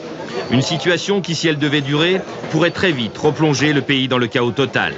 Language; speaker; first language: French; native; French